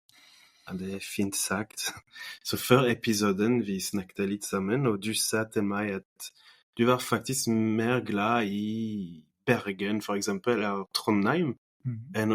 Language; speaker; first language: Norwegian; non-native, fluent; French